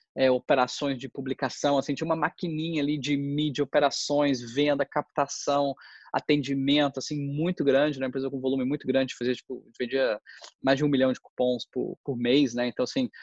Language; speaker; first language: Portuguese; native; Portuguese